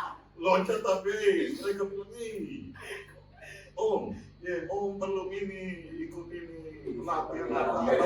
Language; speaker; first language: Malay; non-native, local second language; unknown